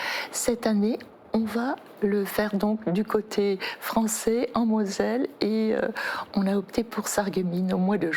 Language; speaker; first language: French; native; French